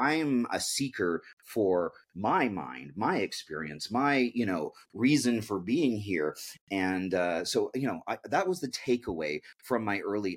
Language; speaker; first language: English; native; English